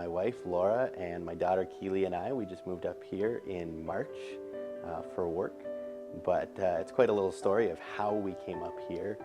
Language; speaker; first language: English; native; English